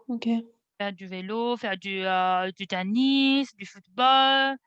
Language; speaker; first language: French; non-native, fluent; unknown